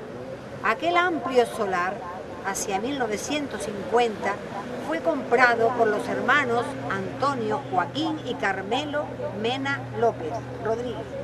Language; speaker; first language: Spanish; native; Spanish